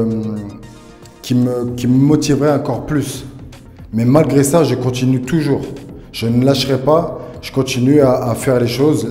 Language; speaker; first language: French; early bilingual, other home language; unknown